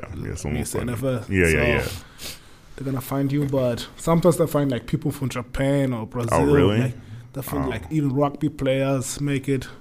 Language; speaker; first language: English; non-native, learner; German